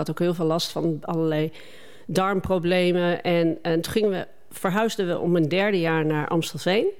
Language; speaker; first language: Dutch; native; Dutch